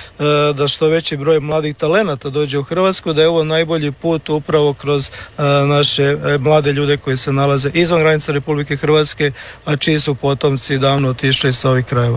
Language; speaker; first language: Serbian; native; Serbian